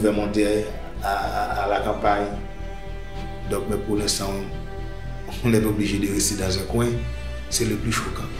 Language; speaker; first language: French; non-native, local second language; Haitian Creole